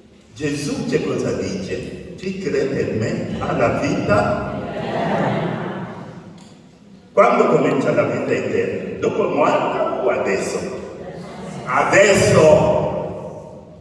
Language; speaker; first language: Italian; non-native, fluent; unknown